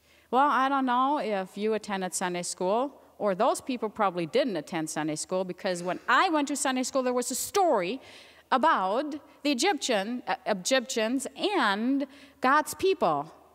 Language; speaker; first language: English; non-native, fluent; German